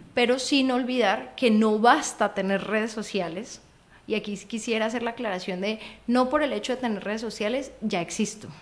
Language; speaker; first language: Spanish; native; Spanish